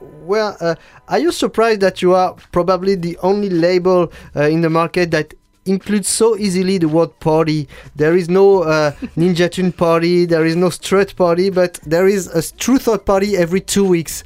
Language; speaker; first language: English; non-native, fluent; French